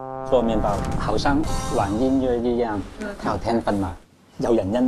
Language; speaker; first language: Chinese; non-native, local second language; Cantonese